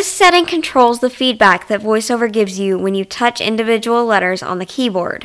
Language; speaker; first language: English; native; English